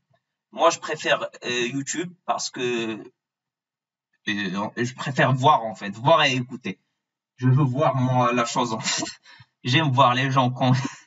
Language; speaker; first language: French; non-native, local second language; Arabic